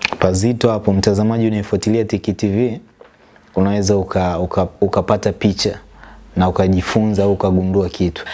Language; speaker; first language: Swahili; native; Swahili